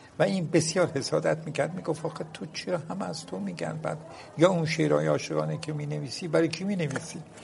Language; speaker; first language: Persian; non-native, local second language; Azerbaijani